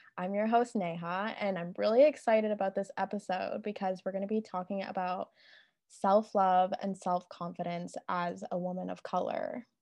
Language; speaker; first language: English; native; English